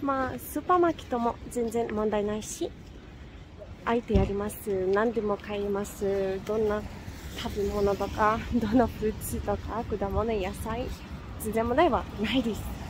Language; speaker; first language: Japanese; non-native, fluent; Ukrainian